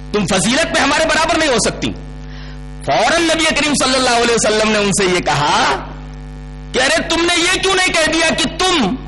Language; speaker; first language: Urdu; native; Urdu